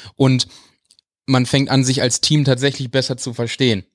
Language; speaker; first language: German; native; German